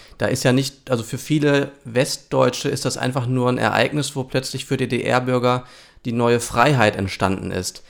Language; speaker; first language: German; early bilingual, other home language; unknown